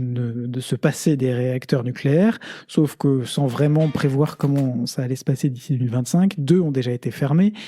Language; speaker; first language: French; native; French